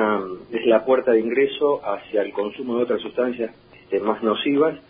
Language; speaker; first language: Spanish; native; Spanish